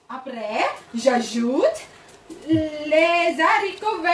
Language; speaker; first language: French; non-native, learner; Filipino